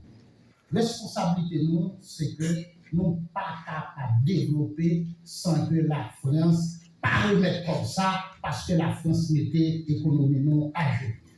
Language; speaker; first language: French; non-native, local second language; Haitian Creole